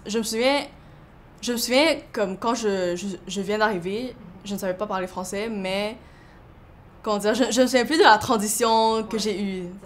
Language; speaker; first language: French; early bilingual, other home language; Chinese